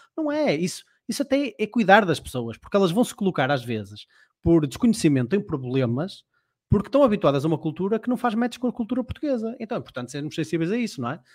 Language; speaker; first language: Portuguese; native; Portuguese